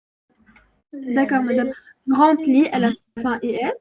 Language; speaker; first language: French; non-native, learner; Arabic